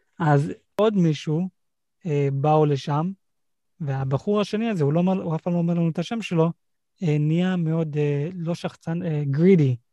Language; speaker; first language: Hebrew; native; Hebrew